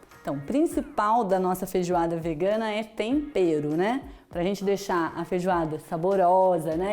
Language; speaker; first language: Portuguese; native; Portuguese